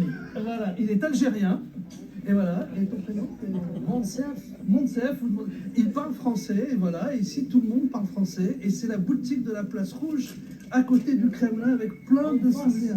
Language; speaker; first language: French; native; French